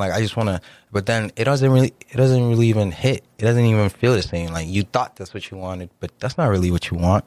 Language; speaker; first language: English; early bilingual, other home language; Spanish